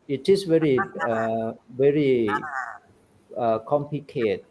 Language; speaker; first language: English; non-native, fluent; Thai